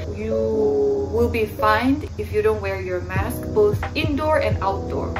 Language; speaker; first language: English; non-native, fluent; Korean